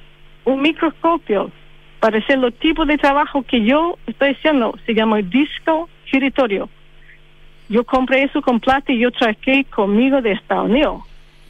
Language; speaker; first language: Spanish; non-native, fluent; English